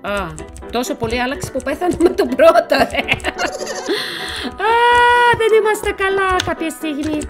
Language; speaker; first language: Greek; native; Greek